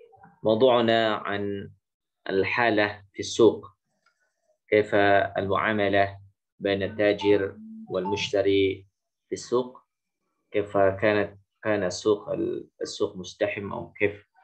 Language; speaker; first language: Arabic; non-native, fluent; Indonesian